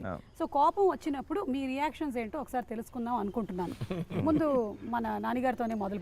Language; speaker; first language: Telugu; native; Telugu